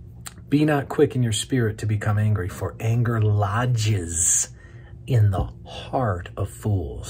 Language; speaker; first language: English; native; English